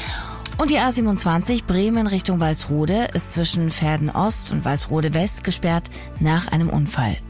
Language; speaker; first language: German; native; German